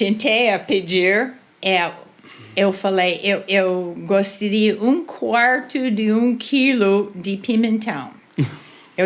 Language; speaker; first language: Portuguese; non-native, fluent; English